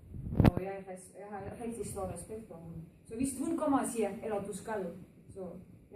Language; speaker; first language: Danish; non-native, learner; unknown